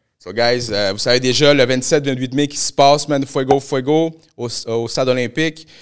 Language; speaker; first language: French; early bilingual, other home language; Spanish